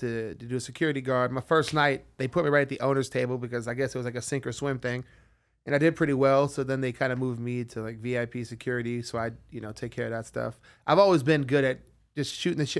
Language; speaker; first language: English; native; English